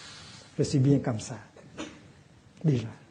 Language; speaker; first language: French; non-native, fluent; Vietnamese